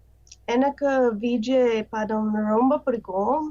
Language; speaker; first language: Tamil; non-native, learner; English